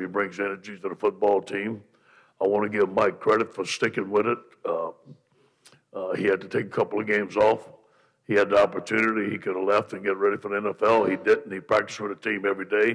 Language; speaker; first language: English; native; English